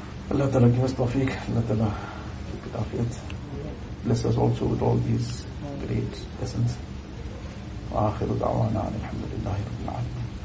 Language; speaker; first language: English; early bilingual, other home language; Urdu